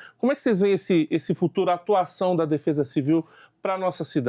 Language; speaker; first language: Portuguese; native; Portuguese